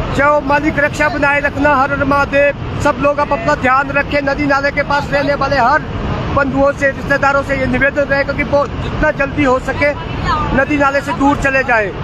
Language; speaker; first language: Hindi; native; Hindi